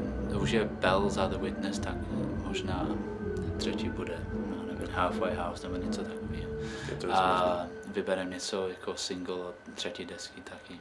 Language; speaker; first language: Czech; non-native, fluent; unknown